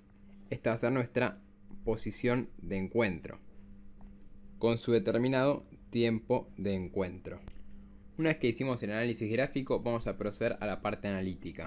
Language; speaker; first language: Spanish; native; Spanish